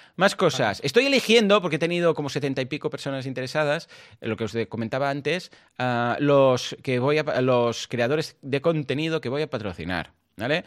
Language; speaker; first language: Spanish; non-native, local second language; Catalan